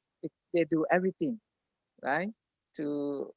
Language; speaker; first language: English; non-native, fluent; Thai